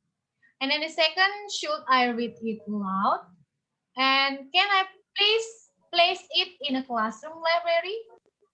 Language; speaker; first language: English; non-native, fluent; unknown